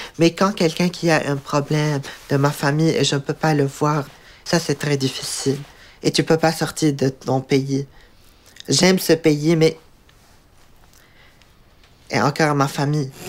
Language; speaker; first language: French; non-native, learner; Arabic